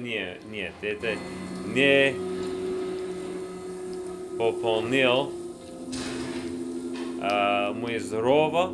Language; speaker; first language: Russian; non-native, learner; English